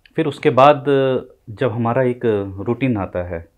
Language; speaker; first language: Hindi; native; Hindi